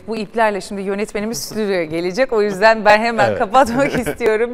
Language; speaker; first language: Turkish; native; Turkish